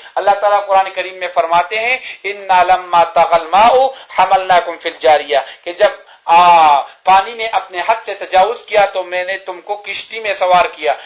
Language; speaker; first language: Urdu; non-native, local second language; Pashto